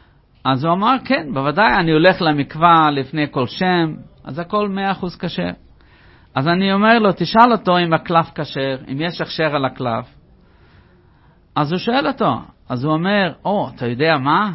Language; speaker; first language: Hebrew; non-native, fluent; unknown